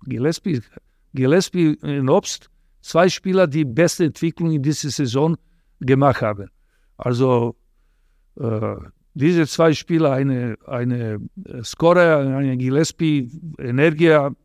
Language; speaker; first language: German; non-native, fluent; Serbian